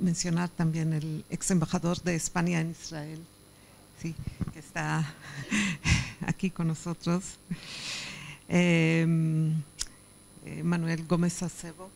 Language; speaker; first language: Spanish; non-native, fluent; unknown